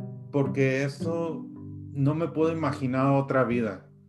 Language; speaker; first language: Spanish; early bilingual, heritage; Spanish